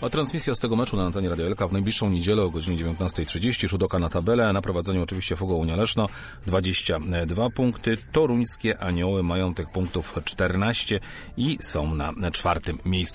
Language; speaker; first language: Polish; native; Polish